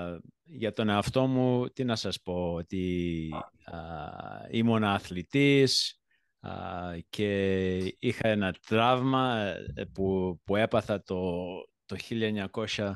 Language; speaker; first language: Greek; early bilingual, heritage; Greek